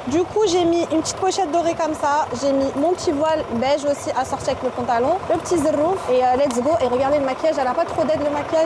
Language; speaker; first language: French; early bilingual, other home language; Arabic